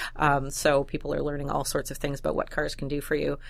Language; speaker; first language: English; native; English